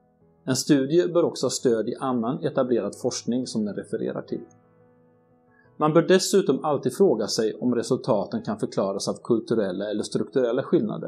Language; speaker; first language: Swedish; native; Swedish